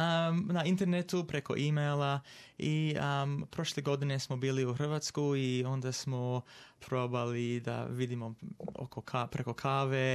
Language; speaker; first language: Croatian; early bilingual, heritage; English